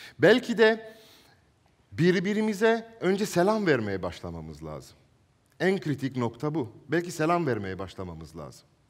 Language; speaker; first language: Turkish; non-native, local second language; Italian